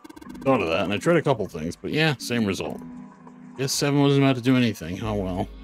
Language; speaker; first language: English; native; English